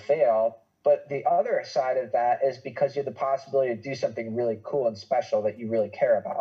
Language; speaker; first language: English; native; English